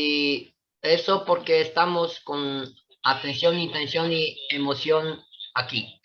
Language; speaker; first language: Spanish; non-native, fluent; Italian